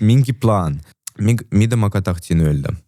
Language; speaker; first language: Estonian; non-native, local second language; Russian